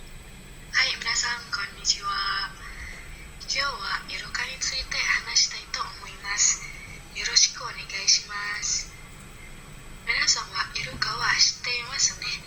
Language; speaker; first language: Japanese; non-native, learner; Indonesian